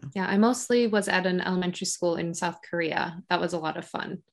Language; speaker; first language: English; native; English